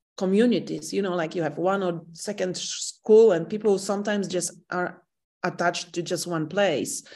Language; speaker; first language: English; non-native, fluent; Polish